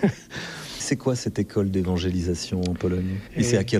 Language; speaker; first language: French; native; French